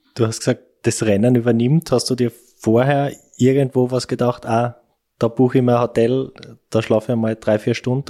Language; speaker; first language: German; native; German